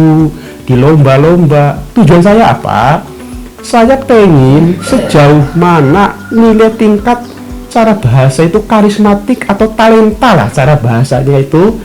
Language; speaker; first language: Indonesian; non-native, local second language; Javanese